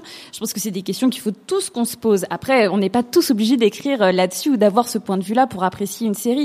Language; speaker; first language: French; native; French